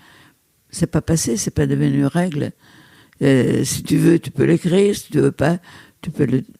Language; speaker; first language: French; non-native, fluent; Italian